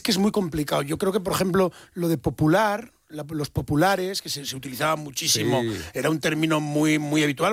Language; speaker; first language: Spanish; native; Spanish